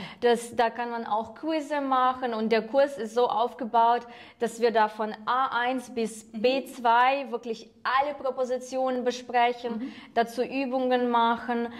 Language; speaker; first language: German; non-native, fluent; Ukrainian